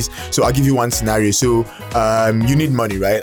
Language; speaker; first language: English; non-native, local second language; Igbo